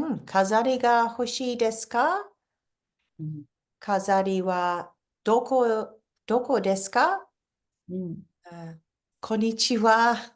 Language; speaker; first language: Japanese; non-native, fluent; English